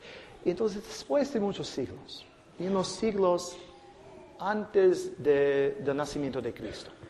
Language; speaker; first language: Spanish; non-native, fluent; English